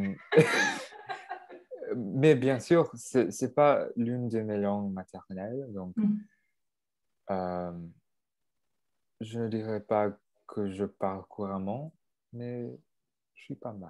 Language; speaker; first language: French; non-native, local second language; English